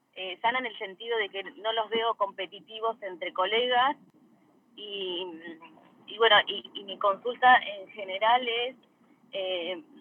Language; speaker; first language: Spanish; native; Spanish